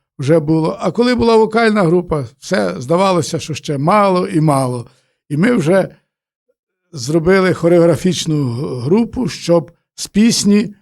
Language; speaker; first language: Ukrainian; native; Ukrainian